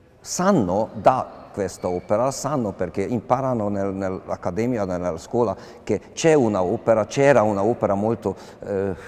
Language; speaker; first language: Italian; non-native, fluent; Hungarian